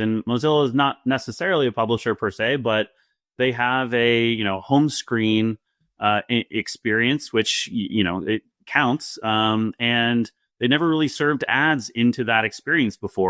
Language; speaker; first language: English; native; English